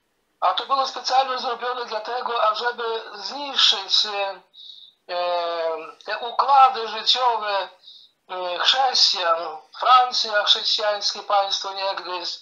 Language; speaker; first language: Polish; early bilingual, heritage; Polish